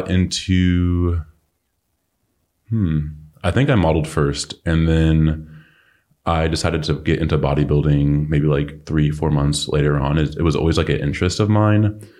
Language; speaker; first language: English; native; English